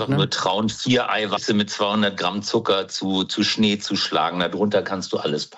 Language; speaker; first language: German; native; German